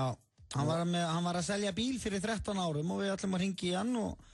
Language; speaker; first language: Icelandic; native; Icelandic